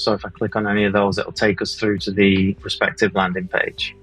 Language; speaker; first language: English; native; English